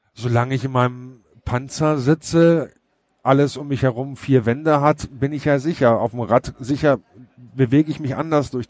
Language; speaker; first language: German; native; German